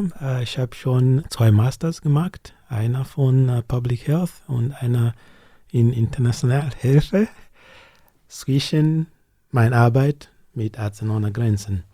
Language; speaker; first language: German; non-native, learner; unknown